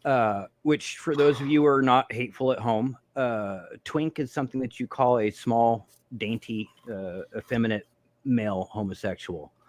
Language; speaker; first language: English; native; English